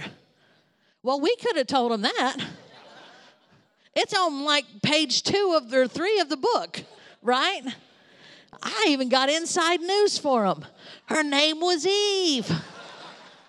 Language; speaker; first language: English; native; English